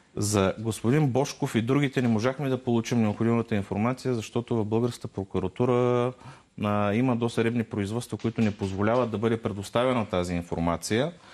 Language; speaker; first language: Bulgarian; non-native, local second language; Turkish